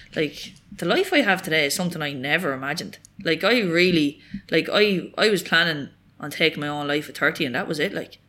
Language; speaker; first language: English; native; English